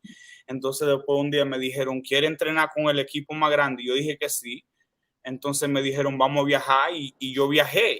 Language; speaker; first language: Spanish; early bilingual, heritage; Spanish